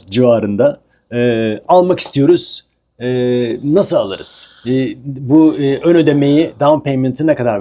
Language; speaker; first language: Turkish; native; Turkish